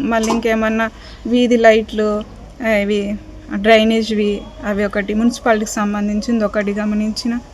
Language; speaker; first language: Telugu; non-native, local second language; Lambadi